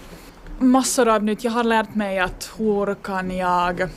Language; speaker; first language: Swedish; non-native, learner; Finnish